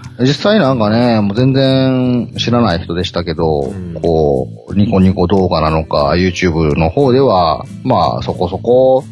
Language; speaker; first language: Japanese; native; Japanese